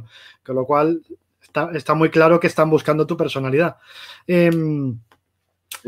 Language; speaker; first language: Spanish; native; Spanish